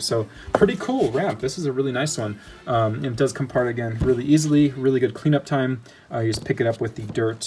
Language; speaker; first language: English; native; English